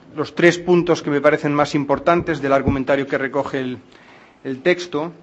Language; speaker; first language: Spanish; non-native, local second language; Catalan